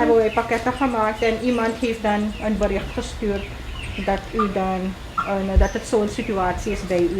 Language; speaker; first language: Dutch; non-native, local second language; Caribbean Hindustani